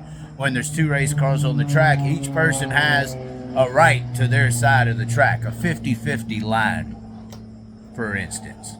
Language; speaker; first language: English; native; English